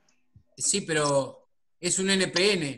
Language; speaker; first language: Spanish; native; Spanish